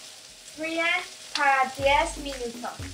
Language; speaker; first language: Spanish; non-native, learner; English